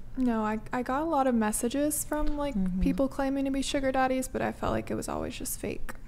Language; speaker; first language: English; native; English